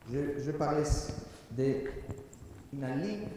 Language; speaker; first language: French; non-native, learner; Spanish